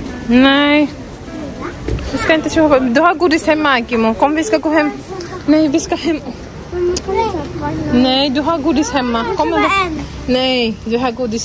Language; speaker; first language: Swedish; non-native, fluent; Cebuano